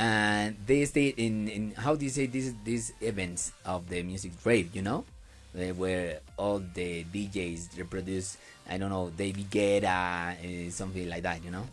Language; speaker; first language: English; non-native, learner; Spanish